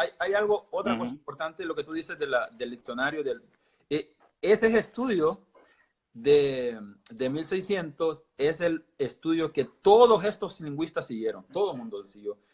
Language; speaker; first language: Spanish; non-native, local second language; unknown